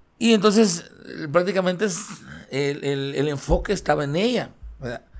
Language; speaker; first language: Spanish; native; Spanish